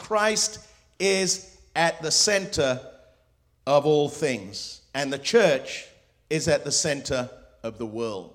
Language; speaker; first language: English; non-native, local second language; Spanish